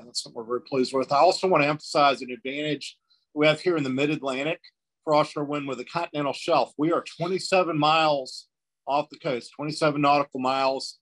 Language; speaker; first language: English; native; English